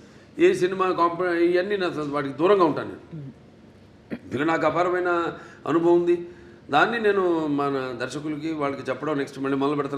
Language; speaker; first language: Telugu; native; Telugu